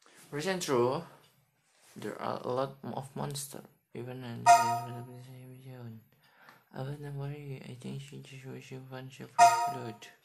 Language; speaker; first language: English; non-native, learner; Indonesian